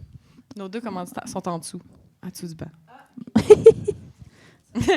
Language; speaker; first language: French; native; French